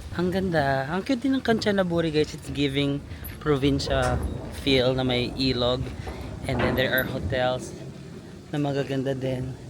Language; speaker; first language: Filipino; non-native, local second language; Waray